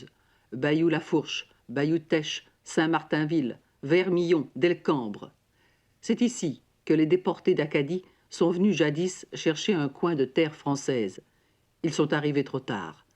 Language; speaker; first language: French; native; French